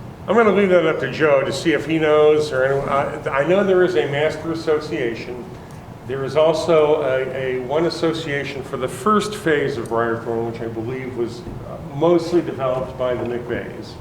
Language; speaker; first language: English; native; English